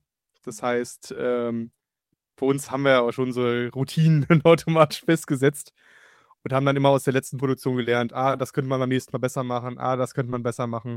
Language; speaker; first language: German; native; German